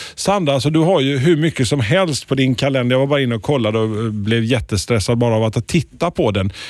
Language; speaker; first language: Swedish; native; Swedish